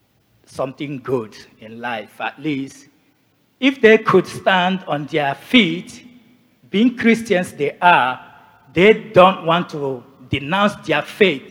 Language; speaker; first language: English; non-native, local second language; Igbo